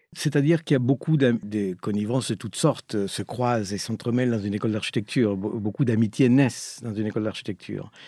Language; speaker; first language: French; non-native, fluent; Spanish